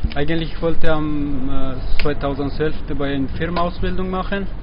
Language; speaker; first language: German; non-native, learner; Persian